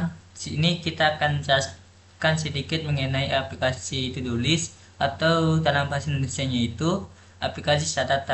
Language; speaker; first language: Indonesian; native; Indonesian